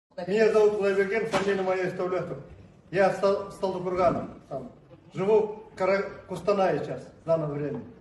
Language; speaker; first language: Russian; non-native, local second language; Kazakh